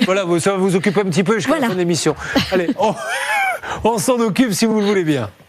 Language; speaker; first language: French; native; French